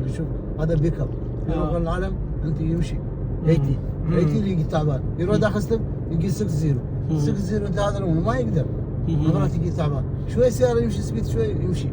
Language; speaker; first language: Arabic; non-native, learner; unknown